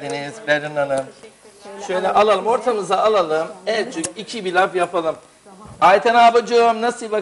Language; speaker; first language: Turkish; native; Turkish